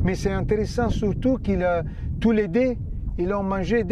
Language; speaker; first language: French; non-native, fluent; Italian